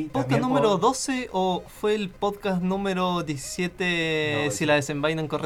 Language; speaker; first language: Spanish; native; Spanish